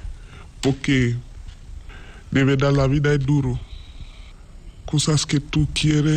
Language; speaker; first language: Spanish; non-native, learner; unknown